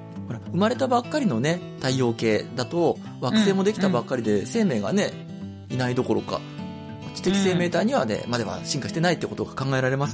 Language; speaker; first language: Japanese; native; Japanese